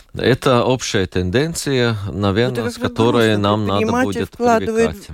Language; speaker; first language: Russian; non-native, local second language; Latvian